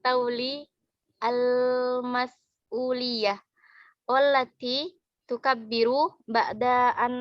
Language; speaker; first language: Arabic; non-native, learner; Indonesian